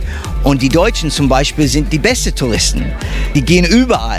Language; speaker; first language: German; non-native, fluent; English